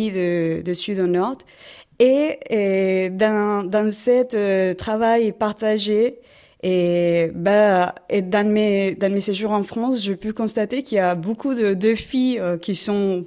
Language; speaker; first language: French; non-native, fluent; Spanish